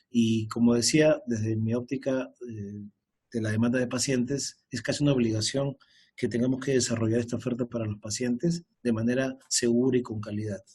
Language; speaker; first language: Spanish; native; Spanish